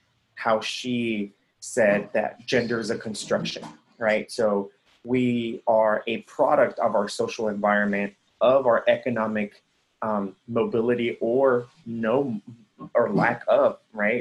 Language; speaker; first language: English; early bilingual, other home language; Spanish